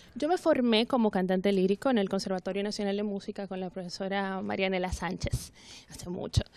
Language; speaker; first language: Spanish; native; Spanish